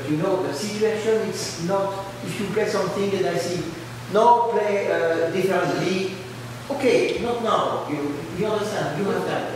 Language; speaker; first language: English; non-native, learner; French